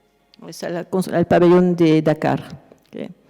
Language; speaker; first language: Spanish; non-native, fluent; French